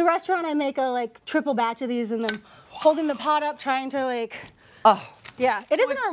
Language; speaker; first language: English; native; English